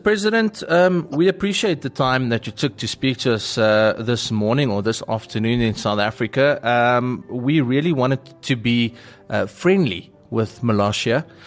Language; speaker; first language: English; non-native, local second language; Afrikaans